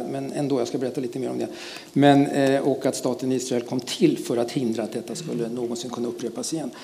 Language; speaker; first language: Swedish; early bilingual, other home language; German